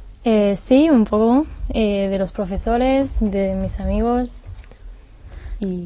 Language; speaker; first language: Spanish; non-native, learner; Hebrew